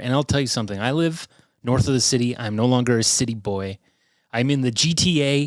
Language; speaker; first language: English; native; English